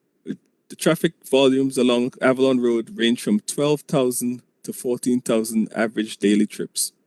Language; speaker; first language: English; native; English